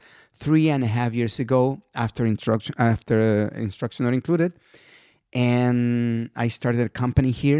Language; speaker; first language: English; non-native, fluent; Spanish